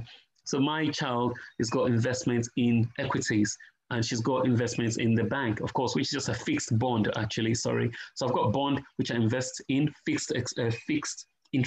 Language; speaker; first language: English; non-native, local second language; Yoruba